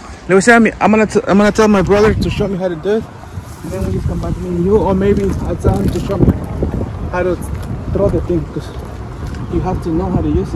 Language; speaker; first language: English; non-native, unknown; Spanish